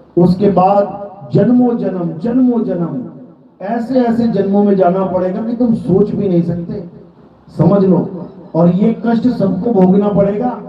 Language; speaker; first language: Hindi; native; Hindi